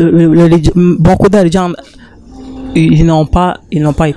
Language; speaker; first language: French; non-native, learner; Rundi